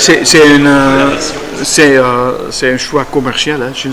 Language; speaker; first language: French; non-native, learner; Dutch